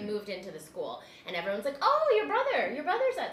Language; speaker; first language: English; native; English